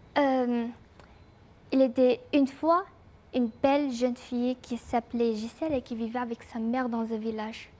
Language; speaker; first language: French; non-native, fluent; Chinese